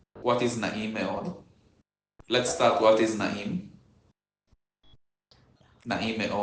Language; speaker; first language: English; non-native, learner; Hebrew